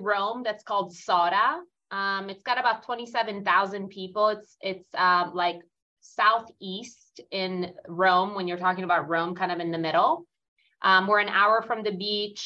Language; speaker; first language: English; non-native, fluent; Italian